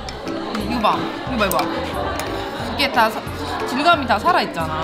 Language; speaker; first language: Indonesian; non-native, learner; Korean